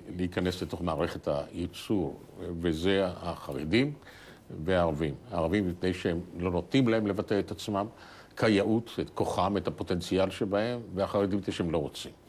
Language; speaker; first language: Hebrew; native; Hebrew